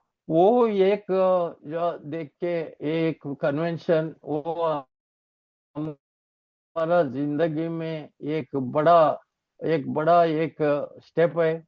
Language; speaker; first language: Hindi; non-native, local second language; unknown